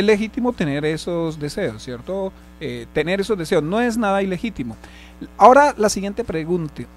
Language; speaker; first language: Spanish; native; Spanish